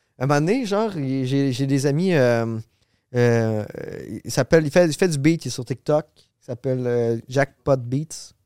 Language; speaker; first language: French; native; French